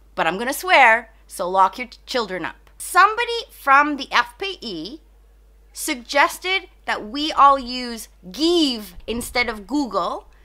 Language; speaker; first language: English; native; English